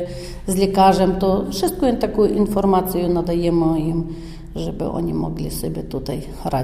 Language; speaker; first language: Polish; non-native, learner; Ukrainian